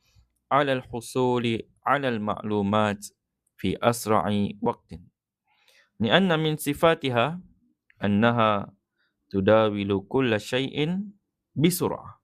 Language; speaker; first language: Arabic; non-native, fluent; Malay